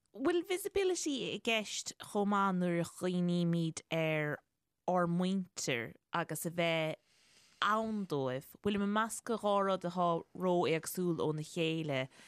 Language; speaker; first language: Irish; native; Irish